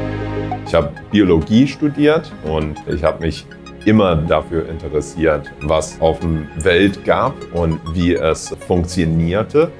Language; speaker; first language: German; non-native, fluent; English